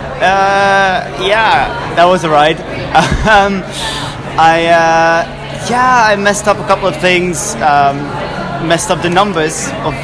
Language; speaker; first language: English; non-native, fluent; Dutch